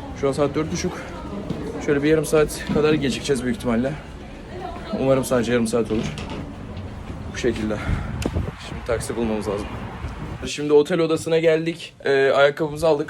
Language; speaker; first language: Turkish; native; Turkish